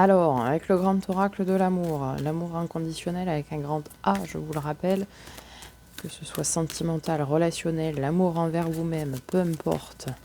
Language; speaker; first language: French; native; French